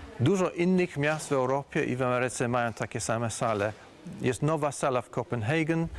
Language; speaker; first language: Polish; non-native, fluent; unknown